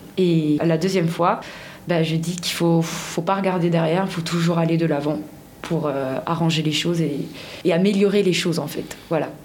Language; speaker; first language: French; non-native, local second language; Malagasy